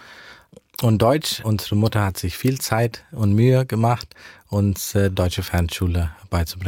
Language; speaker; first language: German; early bilingual, heritage; German